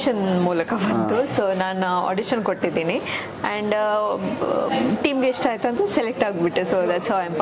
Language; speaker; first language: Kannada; non-native, local second language; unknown